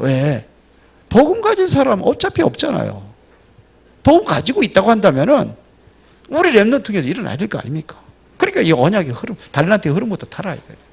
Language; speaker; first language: Korean; native; Korean